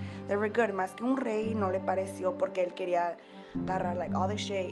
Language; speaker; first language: Spanish; early bilingual, heritage; Spanish